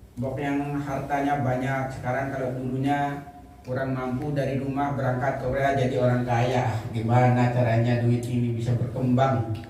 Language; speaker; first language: Indonesian; native; Indonesian